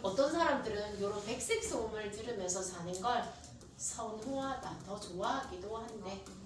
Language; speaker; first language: Korean; native; Korean